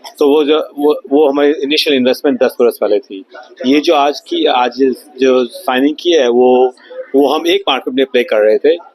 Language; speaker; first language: Hindi; non-native, local second language; Gujarati